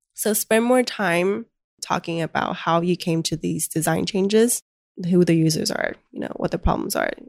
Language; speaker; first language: English; early bilingual, other home language; Chinese